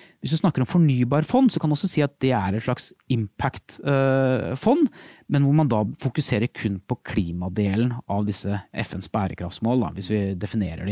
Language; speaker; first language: Norwegian; native; Norwegian